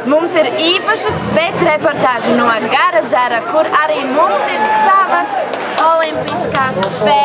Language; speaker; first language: Latvian; early bilingual, heritage; English